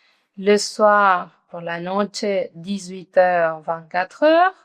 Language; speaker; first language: French; non-native, fluent; Spanish